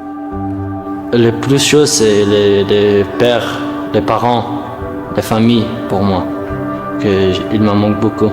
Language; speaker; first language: French; non-native, learner; Persian